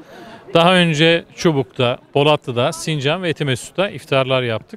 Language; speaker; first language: Turkish; native; Turkish